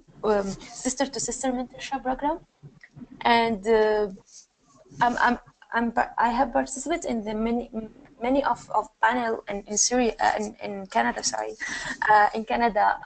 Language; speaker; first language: English; non-native, learner; Arabic